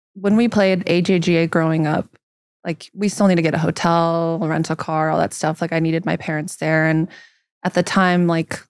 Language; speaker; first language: English; native; English